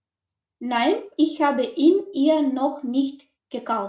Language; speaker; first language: German; non-native, learner; Macedonian